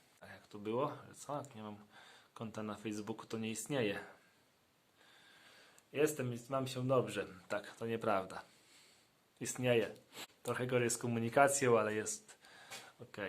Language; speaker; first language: Polish; native; Polish